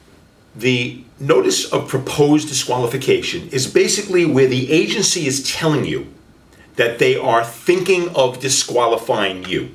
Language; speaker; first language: English; native; English